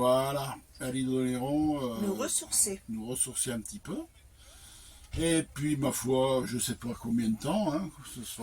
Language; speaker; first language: French; native; French